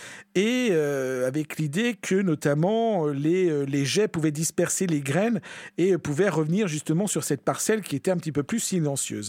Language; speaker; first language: French; native; French